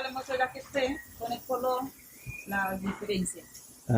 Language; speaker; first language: Spanish; native; Spanish